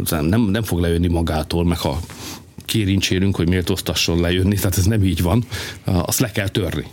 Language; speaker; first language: Hungarian; native; Hungarian